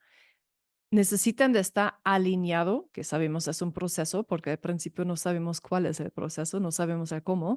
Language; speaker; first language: Spanish; non-native, fluent; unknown